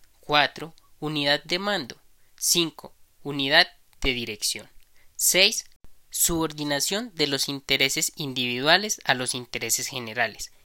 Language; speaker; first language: Spanish; native; Spanish